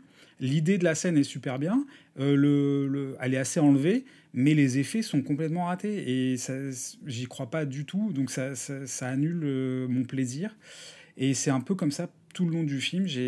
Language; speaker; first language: French; native; French